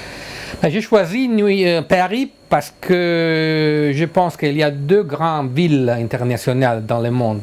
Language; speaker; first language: French; non-native, learner; Italian